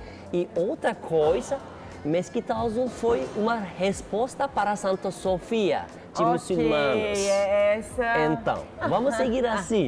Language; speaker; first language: Portuguese; non-native, learner; Turkish